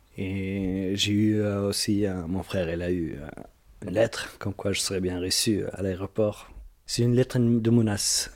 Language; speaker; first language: French; non-native, fluent; Arabic